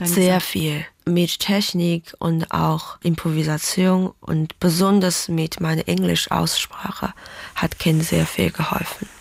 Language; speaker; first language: German; non-native, fluent; Chinese